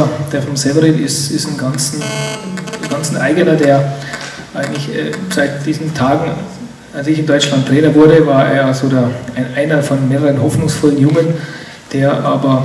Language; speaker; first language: German; native; German